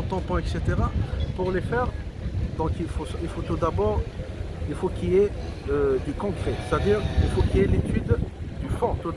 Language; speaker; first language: French; non-native, local second language; Kabyle